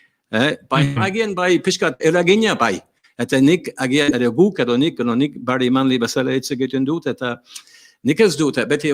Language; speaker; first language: Basque; non-native, learner; English